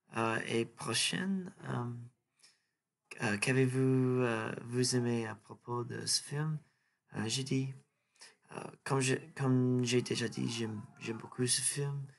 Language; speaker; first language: French; non-native, learner; English